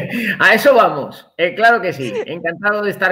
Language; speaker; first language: Spanish; native; Spanish